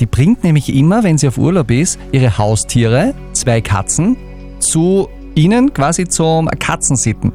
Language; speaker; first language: German; native; German